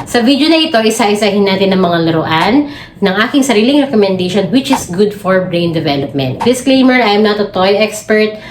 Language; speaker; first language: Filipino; non-native, local second language; Cebuano